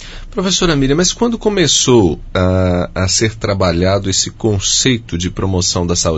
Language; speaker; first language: Portuguese; native; Portuguese